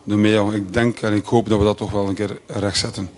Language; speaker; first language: Dutch; native; Dutch